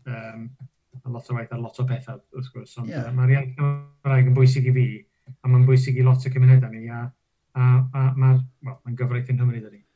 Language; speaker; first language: Welsh; non-native, local second language; English